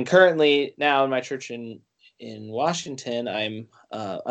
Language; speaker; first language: English; native; English